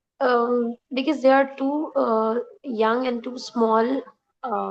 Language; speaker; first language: English; non-native, learner; Urdu